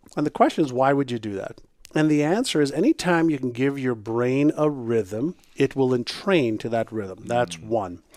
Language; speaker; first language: English; non-native, fluent; Hebrew